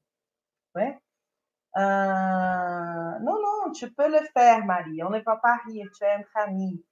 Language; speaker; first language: French; non-native, fluent; Portuguese